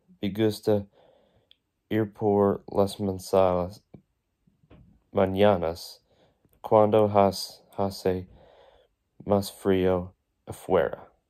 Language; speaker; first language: Spanish; non-native, learner; English